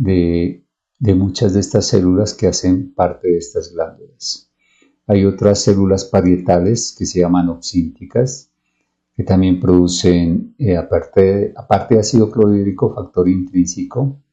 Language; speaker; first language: Spanish; native; Spanish